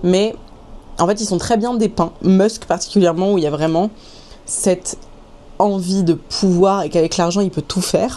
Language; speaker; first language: French; native; French